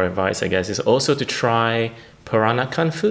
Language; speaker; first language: English; non-native, local second language; Chinese